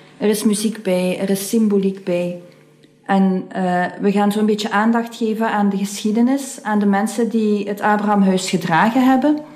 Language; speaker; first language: Dutch; native; Dutch